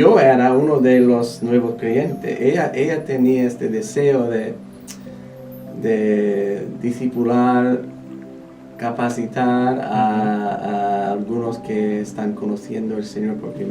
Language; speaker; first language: Spanish; non-native, fluent; English